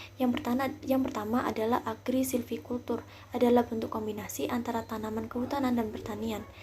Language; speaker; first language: Indonesian; native; Indonesian